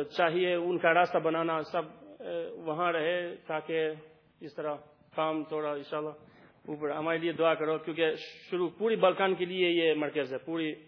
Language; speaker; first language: Urdu; non-native, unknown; Albanian